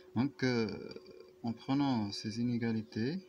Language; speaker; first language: French; non-native, local second language; Arabic